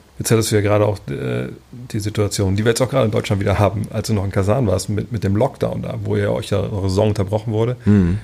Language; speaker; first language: German; native; German